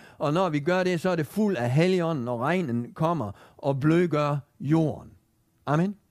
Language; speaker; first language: Danish; native; Danish